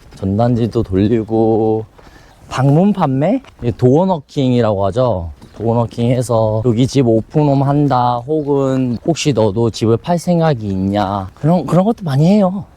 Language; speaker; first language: Korean; early bilingual, heritage; Korean